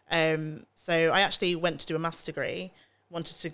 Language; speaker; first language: English; native; English